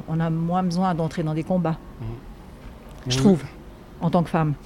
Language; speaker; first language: French; native; French